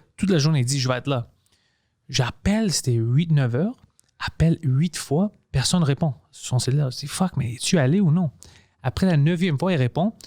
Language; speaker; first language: French; early bilingual, other home language; Greek